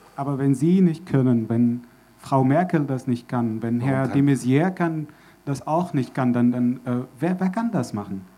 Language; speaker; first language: German; non-native, fluent; Arabic